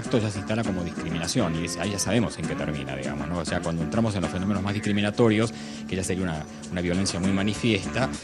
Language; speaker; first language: Spanish; native; Spanish